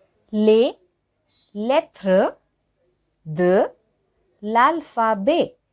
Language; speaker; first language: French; non-native, learner; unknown